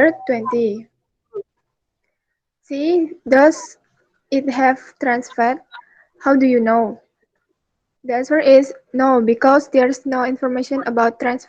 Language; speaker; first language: English; non-native, learner; Indonesian